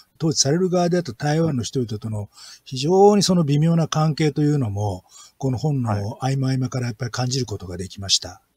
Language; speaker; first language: Japanese; native; Japanese